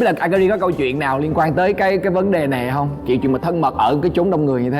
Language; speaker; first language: Vietnamese; native; Vietnamese